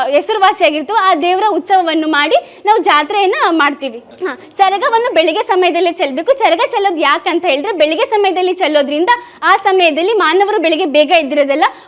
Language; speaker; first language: Kannada; native; Kannada